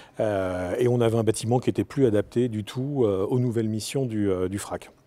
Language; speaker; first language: French; native; French